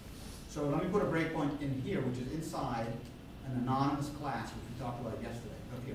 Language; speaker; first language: English; non-native, fluent; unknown